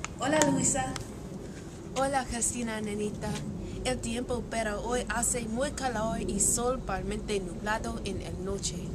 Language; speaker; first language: Spanish; non-native, learner; English